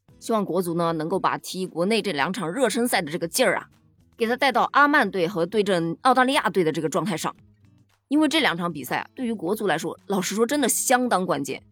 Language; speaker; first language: Chinese; native; Chinese